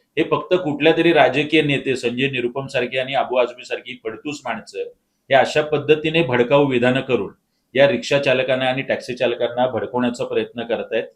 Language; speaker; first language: Marathi; native; Marathi